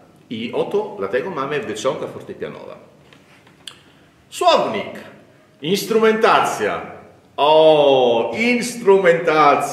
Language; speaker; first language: Polish; non-native, learner; Italian